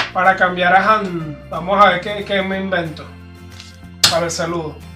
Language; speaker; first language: Spanish; native; Spanish